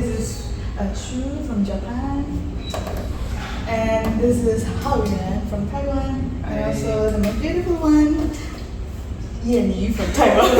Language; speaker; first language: English; non-native, fluent; Indonesian